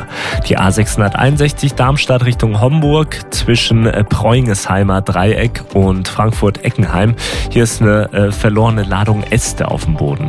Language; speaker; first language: German; native; German